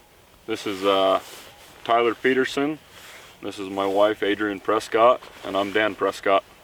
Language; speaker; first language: English; native; English